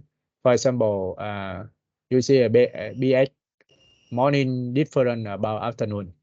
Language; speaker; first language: English; non-native, learner; Vietnamese